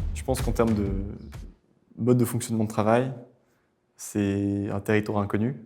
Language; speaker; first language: French; native; French